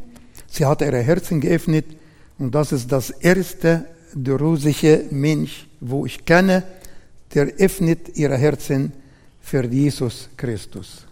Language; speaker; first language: German; non-native, learner; Arabic